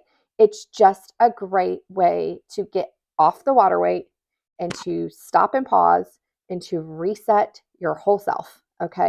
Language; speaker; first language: English; native; English